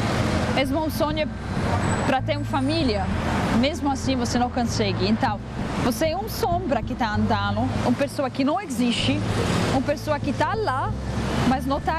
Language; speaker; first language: Portuguese; non-native, fluent; Arabic